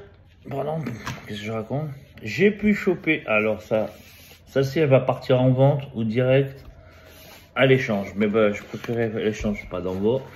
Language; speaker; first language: French; native; French